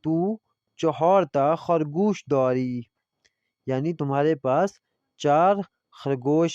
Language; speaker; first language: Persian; non-native, fluent; Urdu